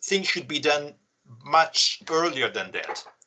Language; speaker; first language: English; non-native, fluent; Italian